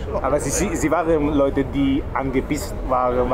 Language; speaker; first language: German; non-native, learner; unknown